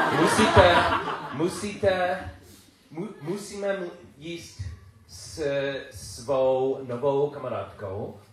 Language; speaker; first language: Czech; non-native, learner; English